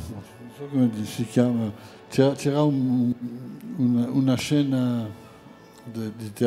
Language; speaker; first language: Italian; non-native, fluent; French